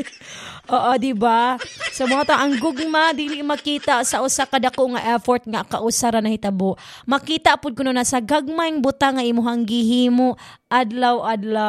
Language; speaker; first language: Filipino; non-native, local second language; Cebuano